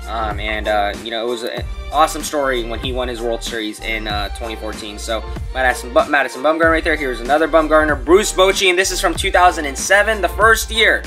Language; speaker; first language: English; native; English